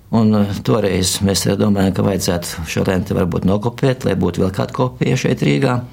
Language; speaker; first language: Latvian; native; Latvian